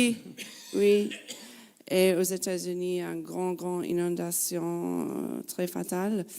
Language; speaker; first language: French; non-native, fluent; English